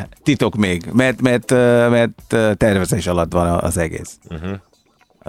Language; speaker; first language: Hungarian; non-native, fluent; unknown